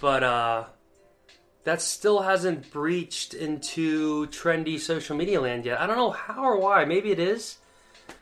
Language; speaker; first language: English; native; English